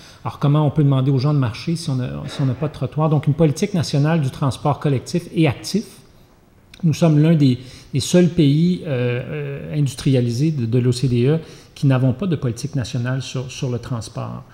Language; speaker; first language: French; native; French